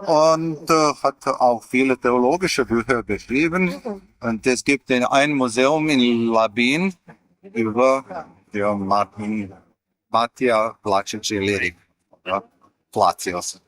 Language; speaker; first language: German; non-native, fluent; Croatian